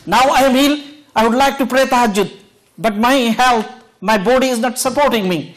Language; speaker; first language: English; non-native, local second language; Bangla